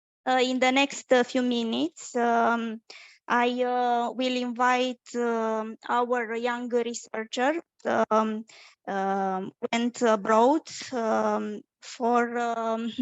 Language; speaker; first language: English; non-native, fluent; Romanian